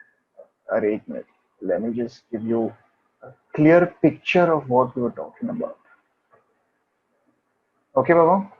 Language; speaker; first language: English; non-native, local second language; Hindi